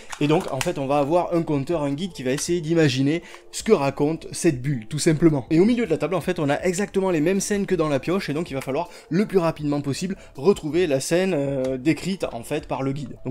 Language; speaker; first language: French; native; French